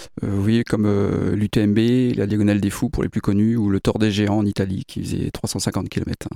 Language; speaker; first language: French; native; French